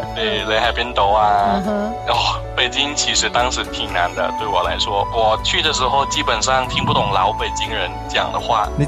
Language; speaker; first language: Chinese; non-native, fluent; Thai